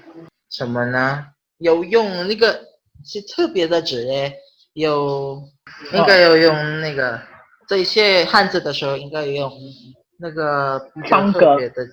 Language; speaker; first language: Chinese; non-native, learner; Filipino